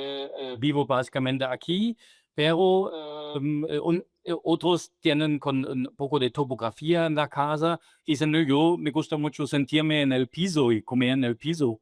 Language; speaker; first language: Spanish; non-native, fluent; German